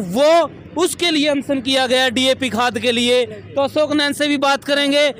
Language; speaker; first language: Hindi; native; Hindi